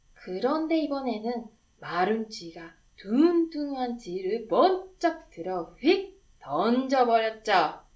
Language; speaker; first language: Korean; non-native, fluent; Japanese